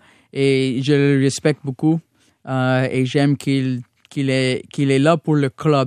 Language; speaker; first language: French; non-native, local second language; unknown